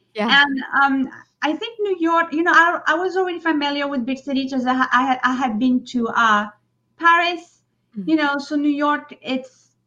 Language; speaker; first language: English; non-native, fluent; French